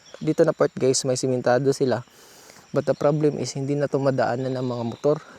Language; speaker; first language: Filipino; non-native, local second language; Cebuano